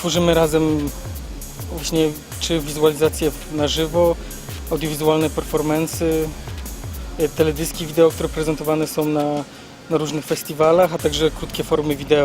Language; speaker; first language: Polish; native; Polish